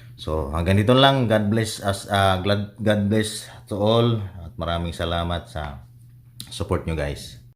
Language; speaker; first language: Filipino; native; Filipino